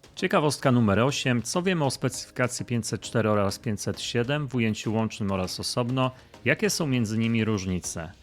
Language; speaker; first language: Polish; native; Polish